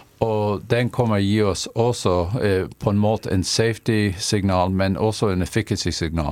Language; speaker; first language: Norwegian; non-native, fluent; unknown